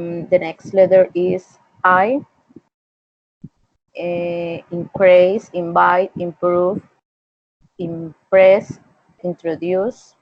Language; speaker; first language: English; non-native, learner; Spanish